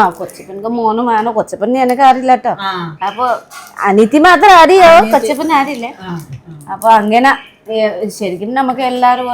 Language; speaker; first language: Malayalam; non-native, learner; Nepali